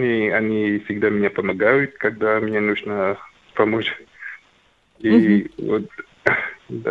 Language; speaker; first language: Russian; non-native, learner; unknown